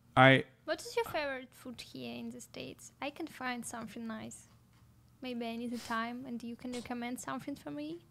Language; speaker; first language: English; non-native, learner; Russian